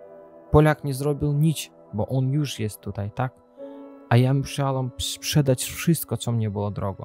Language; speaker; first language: Polish; non-native, learner; Azerbaijani